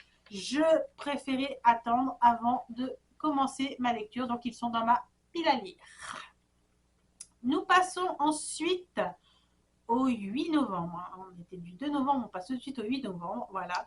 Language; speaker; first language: French; native; French